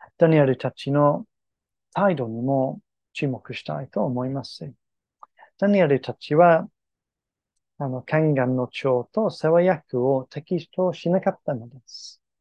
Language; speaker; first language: Japanese; non-native, fluent; English